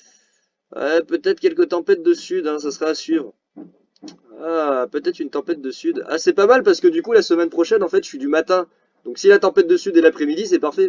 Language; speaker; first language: French; native; French